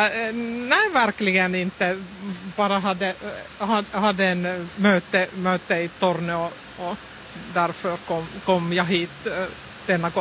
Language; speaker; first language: Swedish; non-native, local second language; Finnish